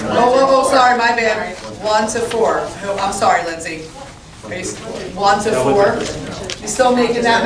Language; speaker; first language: English; native; English